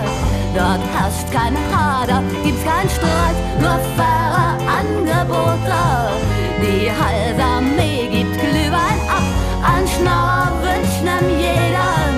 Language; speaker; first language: German; native; German